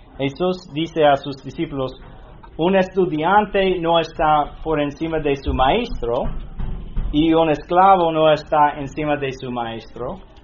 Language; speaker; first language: Spanish; non-native, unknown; English